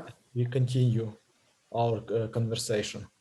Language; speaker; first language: English; non-native, learner; Russian